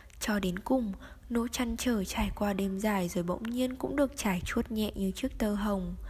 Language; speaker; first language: Vietnamese; native; Vietnamese